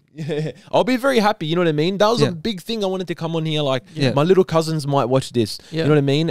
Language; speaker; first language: English; native; English